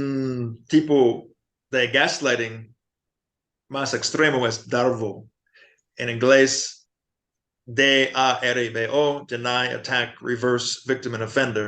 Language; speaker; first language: Spanish; non-native, fluent; English